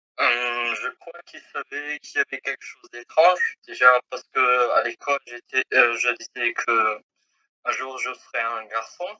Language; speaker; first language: French; non-native, fluent; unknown